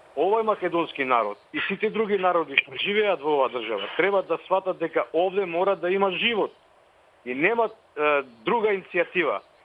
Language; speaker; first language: Macedonian; non-native, local second language; Albanian